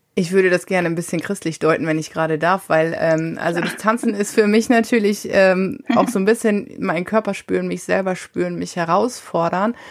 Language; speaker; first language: German; native; German